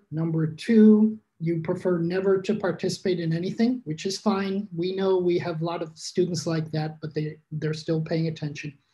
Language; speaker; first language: English; native; English